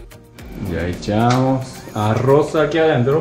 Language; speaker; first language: Spanish; non-native, learner; Japanese